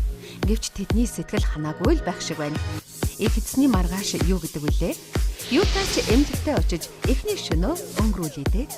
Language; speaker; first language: Mongolian; native; Mongolian